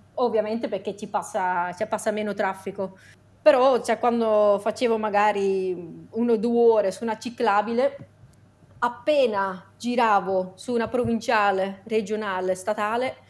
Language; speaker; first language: Italian; non-native, fluent; Dutch